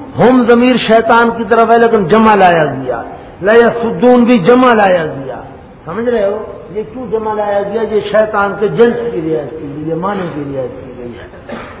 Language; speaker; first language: Urdu; non-native, local second language; Saraiki